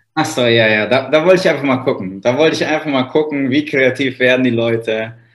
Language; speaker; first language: German; native; German